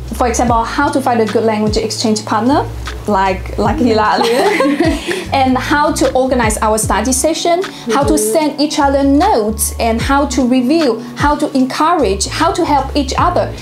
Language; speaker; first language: English; non-native, fluent; Chinese